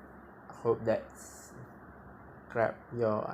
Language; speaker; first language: English; non-native, local second language; Malay